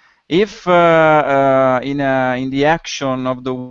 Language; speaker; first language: English; non-native, learner; Italian